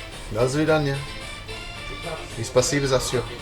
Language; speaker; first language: Russian; non-native, learner; English